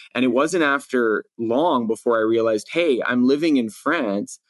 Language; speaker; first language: English; native; English